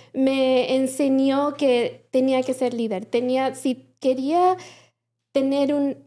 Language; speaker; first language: Spanish; early bilingual, heritage; Spanish